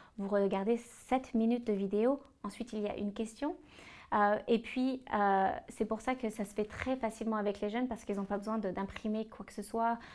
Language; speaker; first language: French; native; French